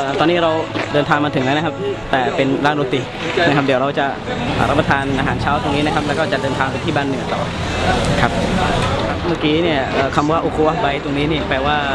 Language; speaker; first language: Thai; native; Thai